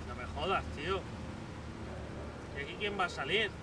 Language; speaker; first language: Spanish; native; Spanish